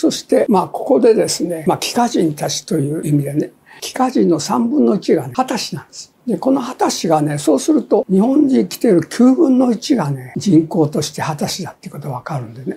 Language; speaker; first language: Japanese; native; Japanese